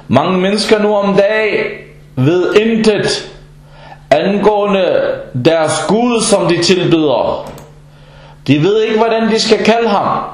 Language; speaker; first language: Danish; non-native, fluent; Arabic